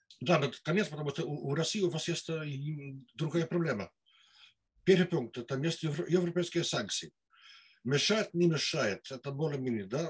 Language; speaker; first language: Russian; non-native, learner; Dutch